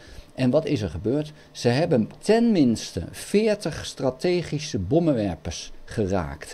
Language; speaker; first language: Dutch; native; Dutch